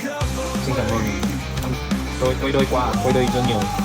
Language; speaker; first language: Vietnamese; non-native, learner; Korean